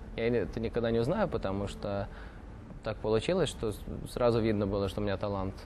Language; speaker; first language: Russian; early bilingual, heritage; Russian